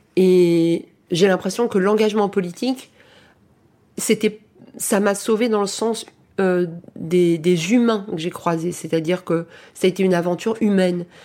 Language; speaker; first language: French; early bilingual, heritage; French